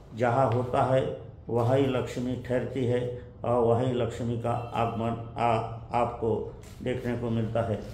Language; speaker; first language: Hindi; non-native, local second language; Marathi